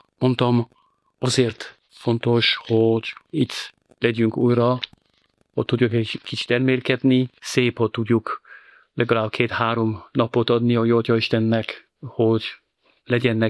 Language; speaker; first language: Hungarian; non-native, fluent; French